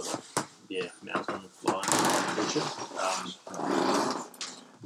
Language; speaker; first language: English; native; English